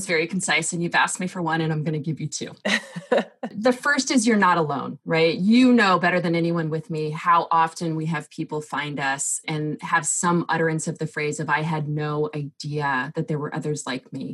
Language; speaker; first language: English; native; English